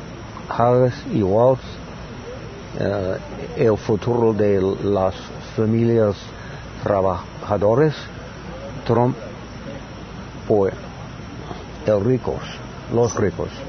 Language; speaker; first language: Spanish; non-native, learner; English